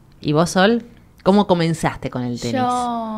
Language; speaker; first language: Spanish; native; Spanish